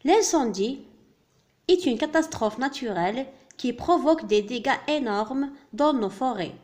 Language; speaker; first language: French; non-native, local second language; Arabic